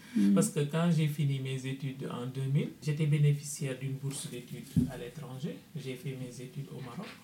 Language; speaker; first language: French; non-native, local second language; Wolof